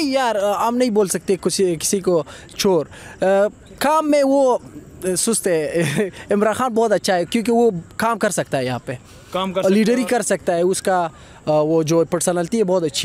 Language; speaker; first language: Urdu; non-native, fluent; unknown